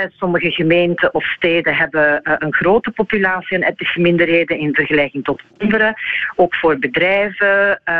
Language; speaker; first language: Dutch; native; Dutch